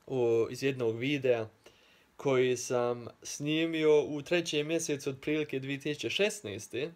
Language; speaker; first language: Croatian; early bilingual, heritage; Croatian